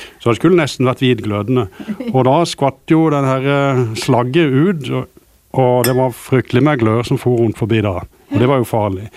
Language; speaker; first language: Norwegian; native; Norwegian